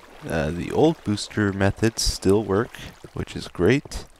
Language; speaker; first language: English; native; English